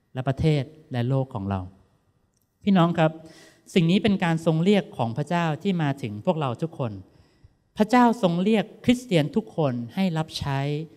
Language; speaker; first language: Thai; native; Thai